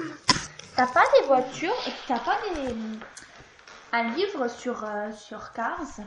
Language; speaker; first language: French; native; French